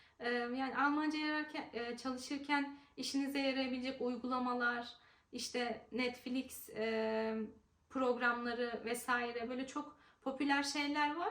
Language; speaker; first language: Turkish; native; Turkish